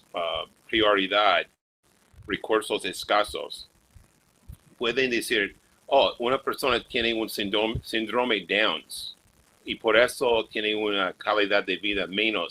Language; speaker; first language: Spanish; non-native, fluent; English